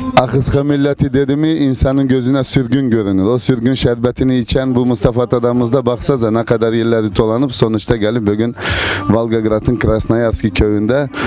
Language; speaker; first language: Turkish; early bilingual, heritage; Turkish